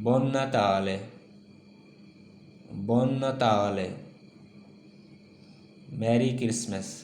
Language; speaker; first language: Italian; non-native, learner; Urdu